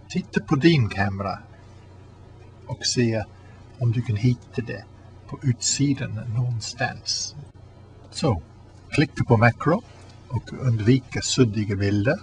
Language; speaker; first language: Swedish; non-native, learner; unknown